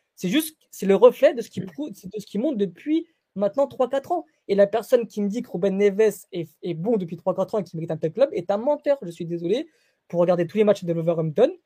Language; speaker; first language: French; early bilingual, other home language; Portuguese